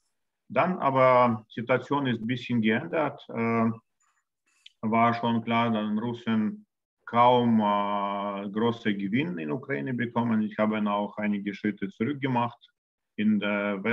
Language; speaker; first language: German; non-native, learner; Russian